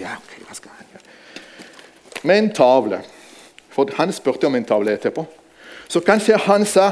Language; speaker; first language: Norwegian; non-native, fluent; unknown